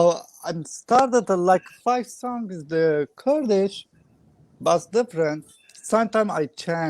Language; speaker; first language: English; non-native, learner; Kurdish